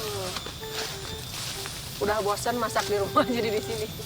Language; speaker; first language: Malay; non-native, local second language; Sundanese